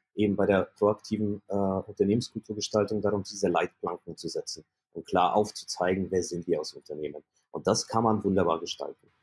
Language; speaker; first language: German; early bilingual, other home language; Polish